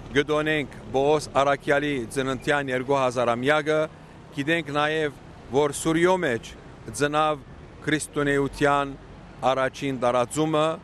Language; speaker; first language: Armenian; early bilingual, heritage; Armenian